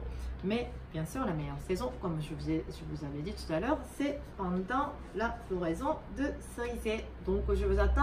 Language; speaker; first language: French; non-native, fluent; Japanese